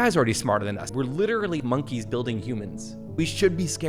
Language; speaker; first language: English; native; English